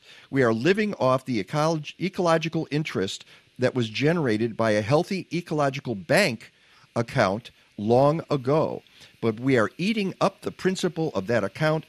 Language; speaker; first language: English; native; English